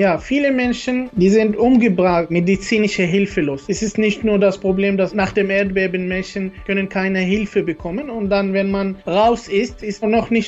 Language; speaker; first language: German; non-native, learner; Arabic